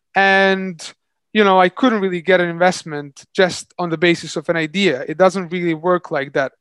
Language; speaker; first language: English; non-native, fluent; Serbian